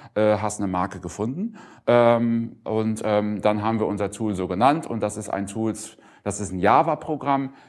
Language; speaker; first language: German; native; German